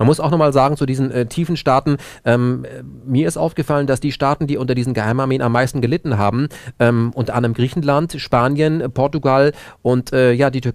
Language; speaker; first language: German; native; German